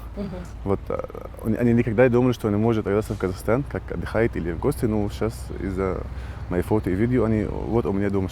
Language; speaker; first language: Russian; non-native, learner; Arabic